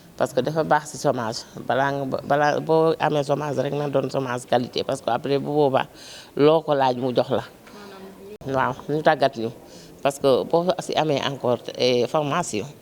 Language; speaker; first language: Wolof; non-native, local second language; Jola-Fonyi